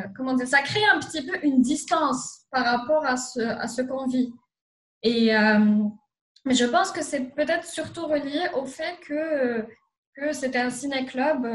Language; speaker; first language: French; non-native, local second language; Arabic